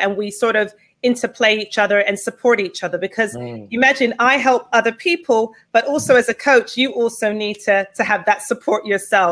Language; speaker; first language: English; native; English